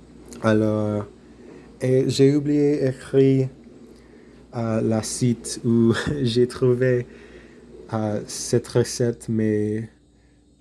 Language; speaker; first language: French; non-native, learner; English